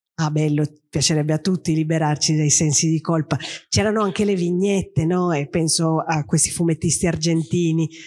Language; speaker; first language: Italian; non-native, fluent; Spanish